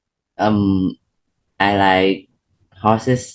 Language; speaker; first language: English; non-native, learner; Vietnamese